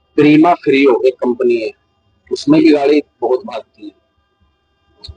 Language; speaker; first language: Hindi; native; Hindi